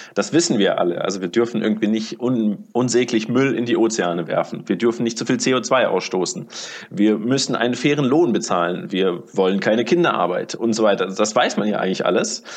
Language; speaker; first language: German; early bilingual, other home language; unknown